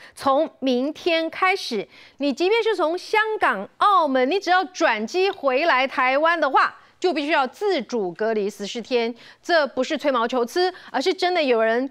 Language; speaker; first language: Chinese; native; Chinese